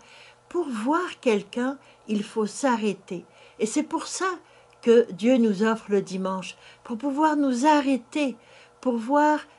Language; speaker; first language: French; native; French